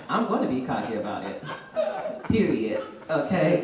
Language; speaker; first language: English; native; English